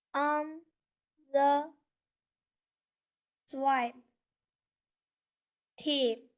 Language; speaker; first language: English; non-native, learner; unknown